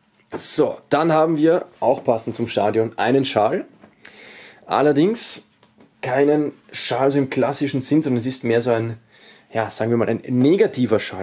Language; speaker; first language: German; native; German